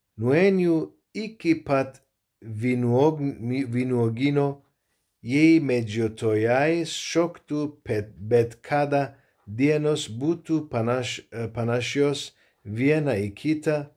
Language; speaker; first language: Lithuanian; non-native, learner; Turkish